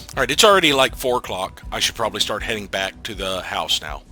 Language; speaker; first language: English; native; English